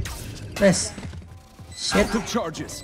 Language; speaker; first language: English; non-native, learner; Indonesian